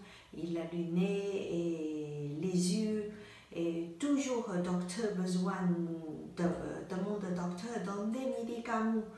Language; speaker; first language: French; non-native, learner; Chinese